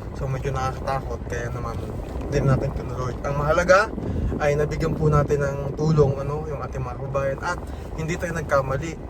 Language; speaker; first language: Filipino; native; Filipino